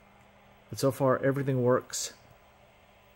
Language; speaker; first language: English; native; English